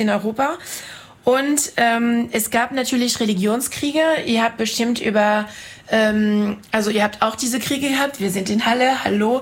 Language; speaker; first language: German; non-native, fluent; French